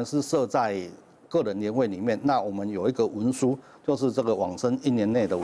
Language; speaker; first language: Chinese; native; Chinese